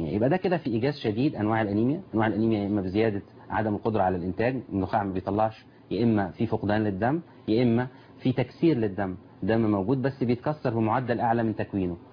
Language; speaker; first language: Arabic; native; Arabic